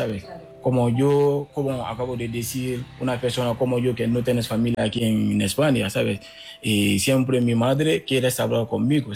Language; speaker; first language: Spanish; non-native, learner; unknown